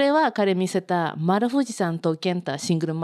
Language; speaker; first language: Japanese; non-native, learner; Spanish